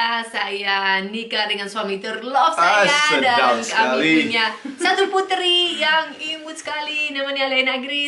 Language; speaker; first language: Indonesian; non-native, fluent; Dutch